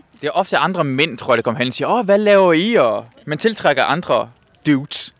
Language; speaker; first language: Danish; non-native, fluent; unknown